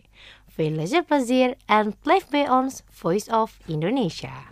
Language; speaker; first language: Dutch; non-native, fluent; Indonesian